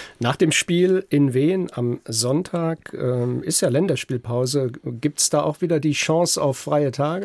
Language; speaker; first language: German; native; German